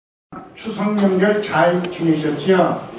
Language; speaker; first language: Korean; native; Korean